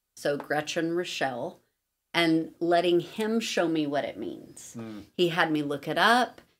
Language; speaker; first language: English; native; English